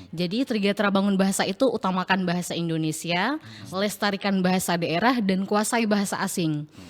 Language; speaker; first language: Indonesian; non-native, local second language; Achinese